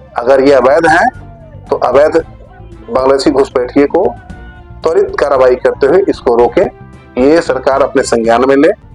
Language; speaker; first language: Hindi; native; Hindi